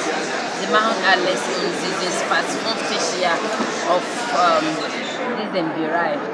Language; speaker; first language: German; non-native, learner; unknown